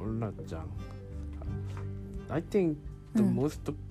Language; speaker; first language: English; non-native, learner; Korean